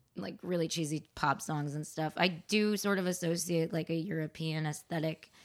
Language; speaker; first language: English; native; English